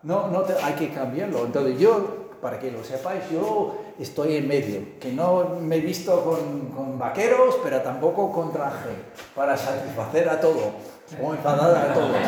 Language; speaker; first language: Spanish; non-native, fluent; English